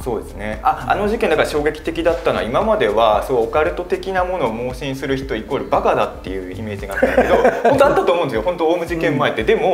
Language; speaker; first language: Japanese; native; Japanese